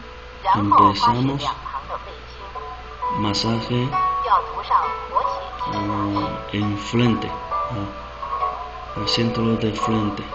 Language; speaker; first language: Spanish; non-native, learner; Chinese